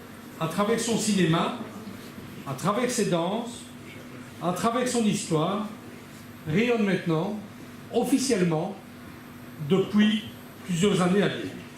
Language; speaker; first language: French; native; French